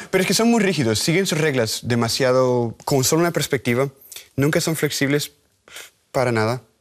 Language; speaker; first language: Spanish; native; Spanish